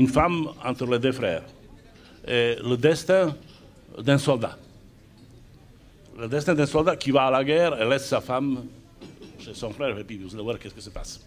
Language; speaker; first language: French; non-native, fluent; Serbian